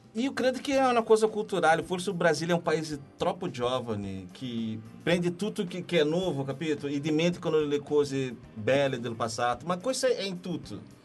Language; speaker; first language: Italian; non-native, fluent; Portuguese